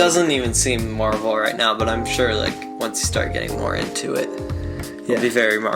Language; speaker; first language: English; native; English